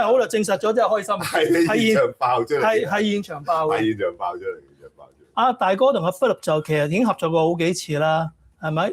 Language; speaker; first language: Chinese; native; Chinese